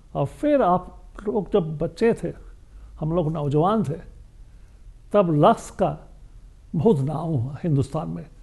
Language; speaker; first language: Hindi; non-native, local second language; Bangla